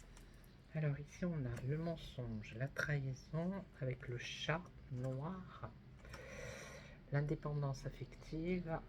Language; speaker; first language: French; native; French